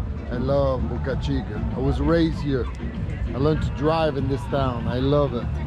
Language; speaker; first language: English; non-native, local second language; French